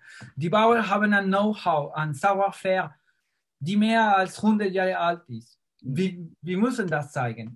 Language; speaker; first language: German; non-native, fluent; Spanish